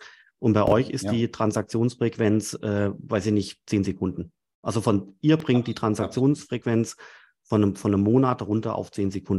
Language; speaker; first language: German; native; German